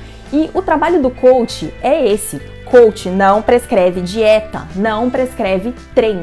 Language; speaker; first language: Portuguese; native; Portuguese